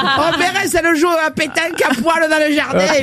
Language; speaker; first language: French; native; French